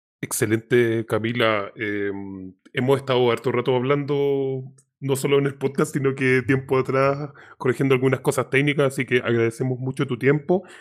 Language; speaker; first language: Spanish; native; Spanish